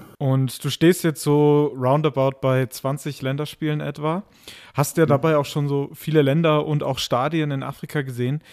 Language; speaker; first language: German; native; German